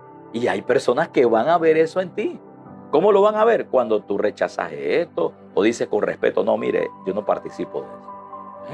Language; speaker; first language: Spanish; native; Spanish